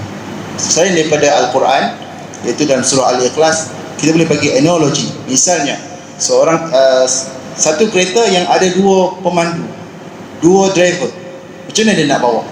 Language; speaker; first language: Malay; native; Malay